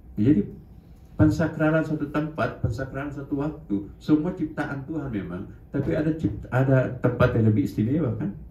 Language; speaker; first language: Indonesian; non-native, local second language; Buginese